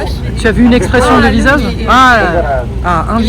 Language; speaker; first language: French; native; French